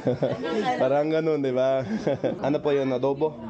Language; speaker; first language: Filipino; non-native, learner; English